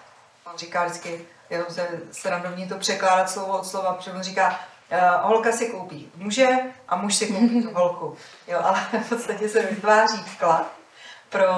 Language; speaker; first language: Czech; native; Czech